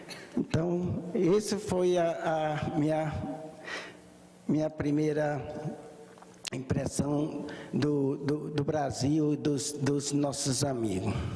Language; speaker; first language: Portuguese; early bilingual, other home language; Japanese